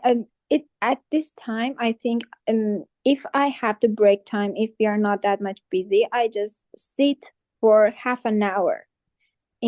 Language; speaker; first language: English; non-native, fluent; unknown